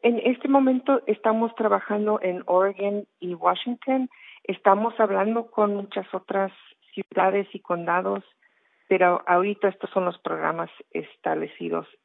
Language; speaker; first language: Spanish; early bilingual, heritage; Spanish